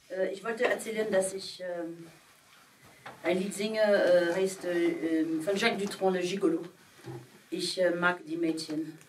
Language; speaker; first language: German; non-native, fluent; French